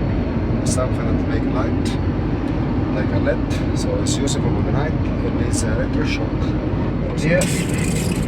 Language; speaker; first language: English; non-native, learner; Italian